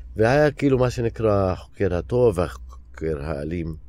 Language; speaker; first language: Hebrew; non-native, fluent; Arabic